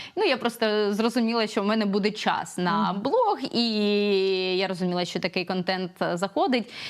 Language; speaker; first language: Ukrainian; non-native, local second language; Russian